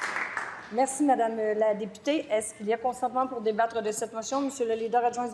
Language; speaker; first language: French; native; French